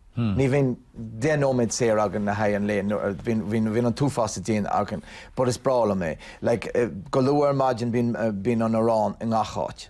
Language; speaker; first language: Irish; non-native, local second language; English